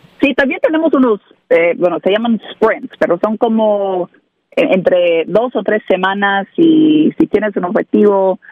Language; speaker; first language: Spanish; non-native, learner; English